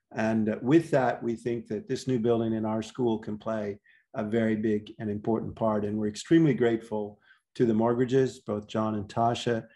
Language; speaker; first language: English; native; English